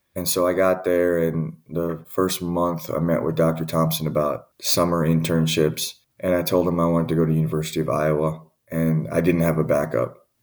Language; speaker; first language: English; native; English